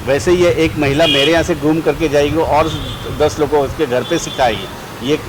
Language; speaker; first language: Hindi; non-native, local second language; Marathi